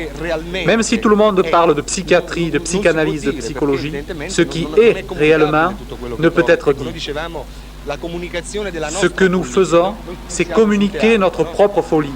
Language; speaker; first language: French; native; French